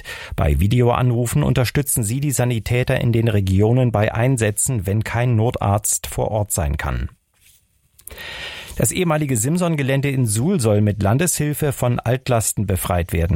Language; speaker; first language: German; native; German